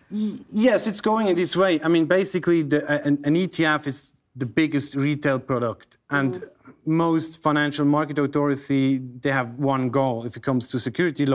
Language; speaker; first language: English; non-native, fluent; German